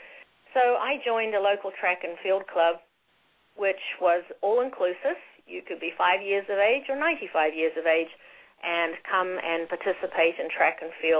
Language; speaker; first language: English; native; English